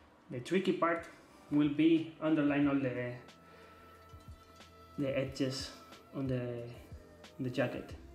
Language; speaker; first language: English; non-native, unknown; Spanish